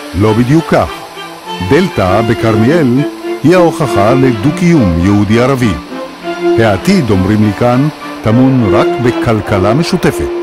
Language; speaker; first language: Hebrew; native; Hebrew